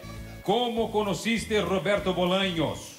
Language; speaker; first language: Spanish; non-native, learner; Portuguese